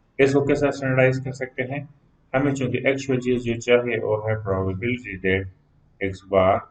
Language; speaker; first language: Hindi; non-native, local second language; Punjabi